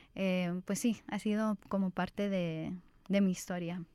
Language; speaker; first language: Spanish; early bilingual, heritage; Spanish